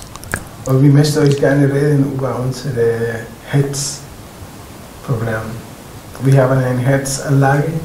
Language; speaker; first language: German; non-native, fluent; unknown